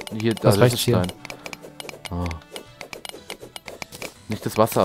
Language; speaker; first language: German; native; German